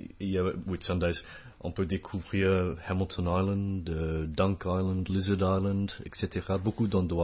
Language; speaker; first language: French; non-native, fluent; English